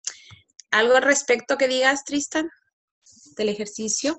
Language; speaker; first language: Spanish; native; Spanish